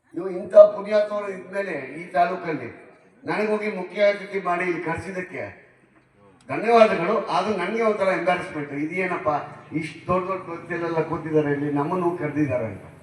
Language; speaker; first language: Kannada; non-native, local second language; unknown